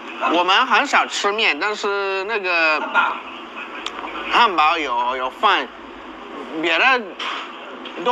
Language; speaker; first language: Chinese; non-native, fluent; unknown